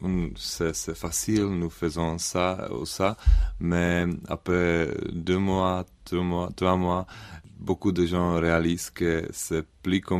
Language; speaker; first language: French; non-native, learner; Czech